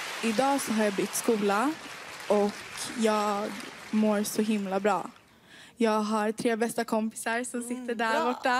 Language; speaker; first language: Swedish; native; Swedish